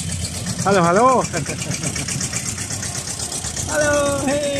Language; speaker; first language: German; non-native, learner; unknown